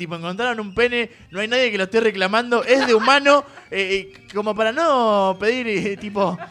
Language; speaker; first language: Spanish; native; Spanish